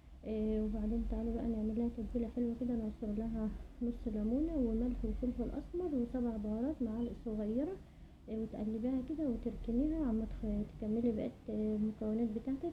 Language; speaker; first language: Arabic; native; Arabic